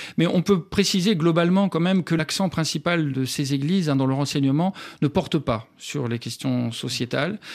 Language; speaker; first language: French; native; French